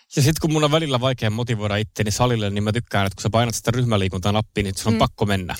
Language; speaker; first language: Finnish; early bilingual, other home language; Estonian